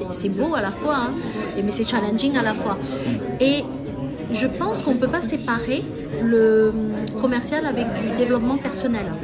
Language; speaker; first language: French; early bilingual, other home language; Chinese